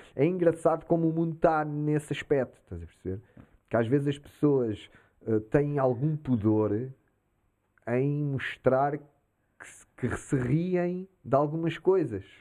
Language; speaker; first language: Portuguese; early bilingual, heritage; Portuguese